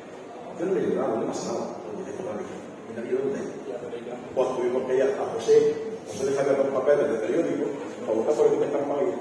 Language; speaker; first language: Spanish; native; Spanish